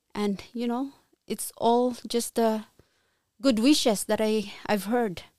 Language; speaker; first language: English; non-native, local second language; Cebuano